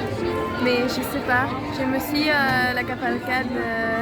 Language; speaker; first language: French; non-native, fluent; English